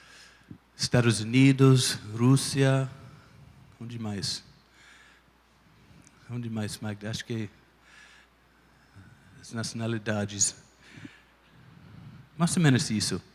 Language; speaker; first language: Portuguese; non-native, fluent; English